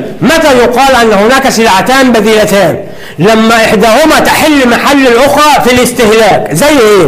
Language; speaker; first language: Arabic; native; Arabic